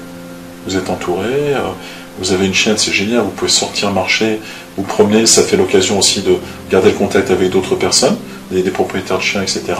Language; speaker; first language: French; native; French